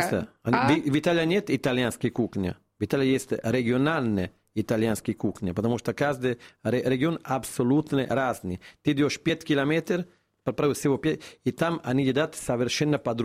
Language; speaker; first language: Russian; non-native, fluent; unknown